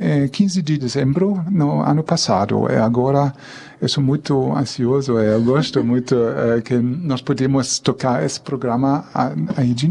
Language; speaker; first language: Portuguese; non-native, fluent; German